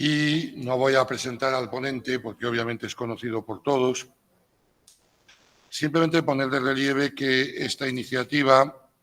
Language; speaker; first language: Spanish; native; Spanish